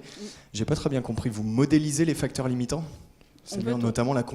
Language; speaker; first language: French; native; French